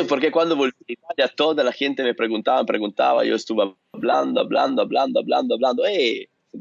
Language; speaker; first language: Spanish; non-native, fluent; Italian